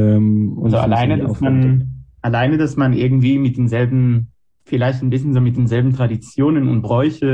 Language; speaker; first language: German; non-native, fluent; Hebrew